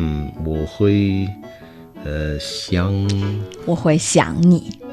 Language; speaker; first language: Chinese; non-native, learner; English